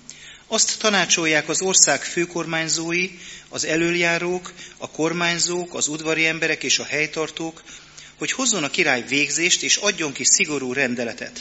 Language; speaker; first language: Hungarian; native; Hungarian